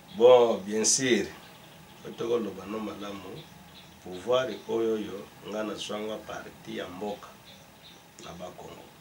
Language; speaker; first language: Lingala; non-native, local second language; Kongo